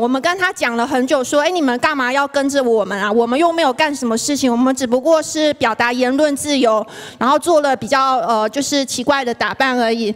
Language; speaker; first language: Chinese; native; Chinese